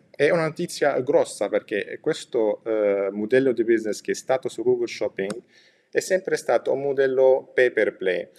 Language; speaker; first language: Italian; non-native, fluent; Arabic